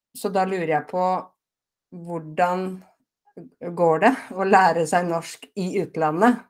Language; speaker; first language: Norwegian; native; Norwegian